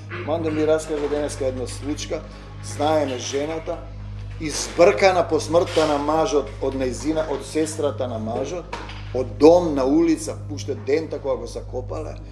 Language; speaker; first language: Macedonian; native; Macedonian